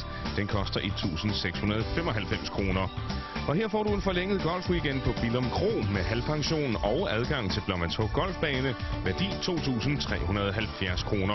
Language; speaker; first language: Danish; native; Danish